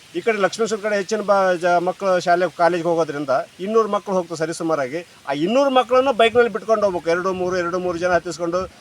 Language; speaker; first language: Kannada; native; Kannada